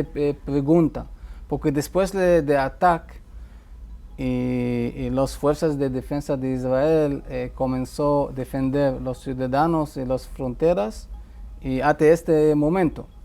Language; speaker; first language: Spanish; non-native, fluent; Hebrew